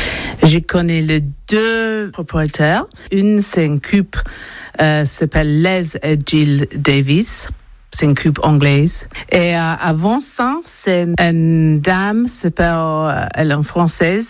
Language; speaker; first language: French; non-native, learner; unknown